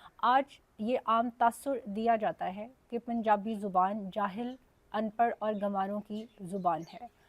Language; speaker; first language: Urdu; non-native, local second language; Punjabi